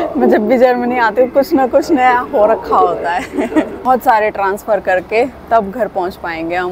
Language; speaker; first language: Hindi; native; Hindi